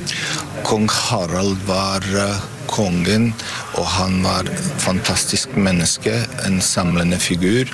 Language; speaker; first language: Norwegian; non-native, learner; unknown